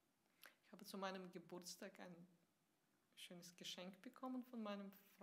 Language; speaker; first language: German; non-native, fluent; Russian